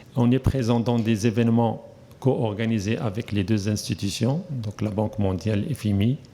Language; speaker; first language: French; non-native, local second language; Arabic